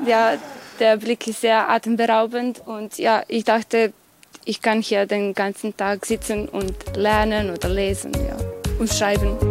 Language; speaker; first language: German; non-native, fluent; Serbian